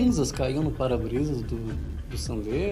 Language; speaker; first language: Portuguese; native; Portuguese